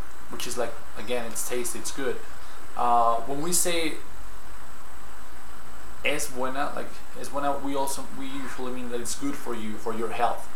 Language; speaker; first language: English; non-native, fluent; Spanish